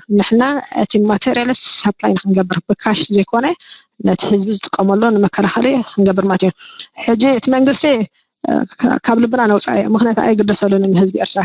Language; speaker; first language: Tigrinya; native; Tigrinya